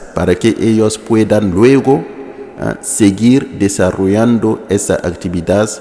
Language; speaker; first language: Spanish; non-native, fluent; Mossi